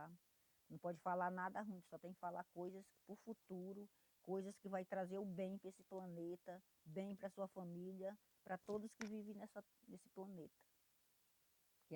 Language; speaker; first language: Portuguese; non-native, local second language; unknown